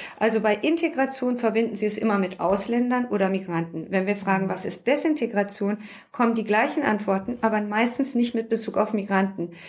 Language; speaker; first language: German; early bilingual, other home language; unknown